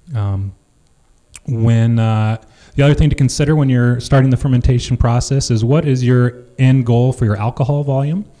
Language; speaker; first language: English; native; English